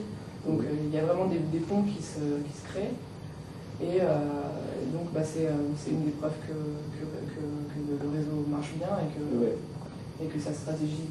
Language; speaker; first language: French; native; French